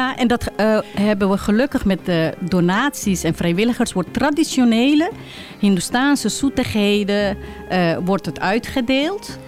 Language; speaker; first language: Dutch; early bilingual, other home language; Caribbean Hindustani